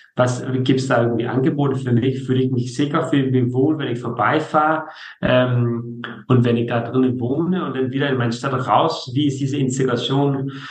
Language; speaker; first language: German; non-native, fluent; Danish